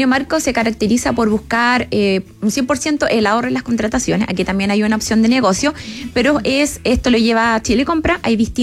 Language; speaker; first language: Spanish; native; Spanish